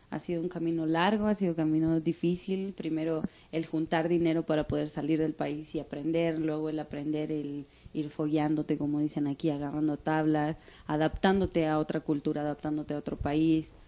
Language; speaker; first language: Spanish; native; Spanish